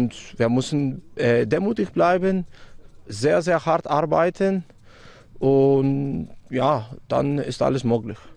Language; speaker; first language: German; non-native, fluent; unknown